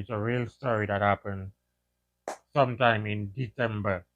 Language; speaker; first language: English; native; English